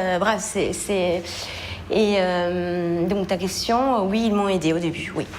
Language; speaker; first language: French; non-native, fluent; Italian